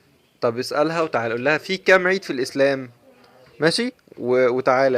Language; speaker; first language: Arabic; native; Arabic